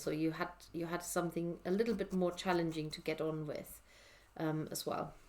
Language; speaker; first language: English; native; English